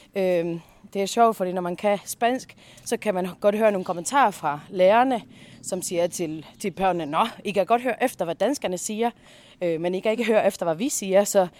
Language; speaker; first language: Danish; early bilingual, heritage; Spanish